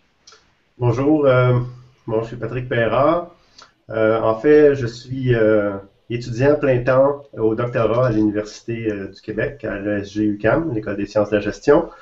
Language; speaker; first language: French; native; French